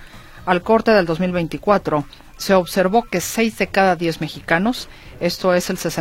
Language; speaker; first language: Spanish; native; Spanish